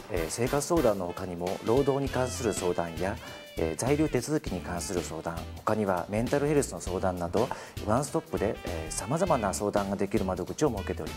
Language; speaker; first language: Japanese; native; Japanese